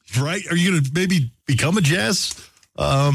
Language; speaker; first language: English; native; English